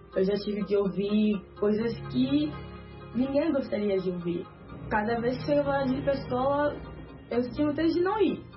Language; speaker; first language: Portuguese; native; Portuguese